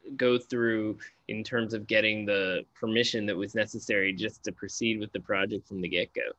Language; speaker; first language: English; native; English